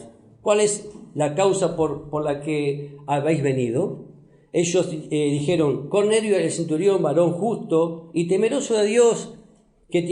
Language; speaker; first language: Spanish; native; Spanish